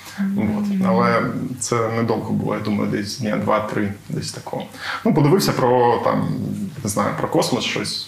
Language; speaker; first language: Ukrainian; native; Ukrainian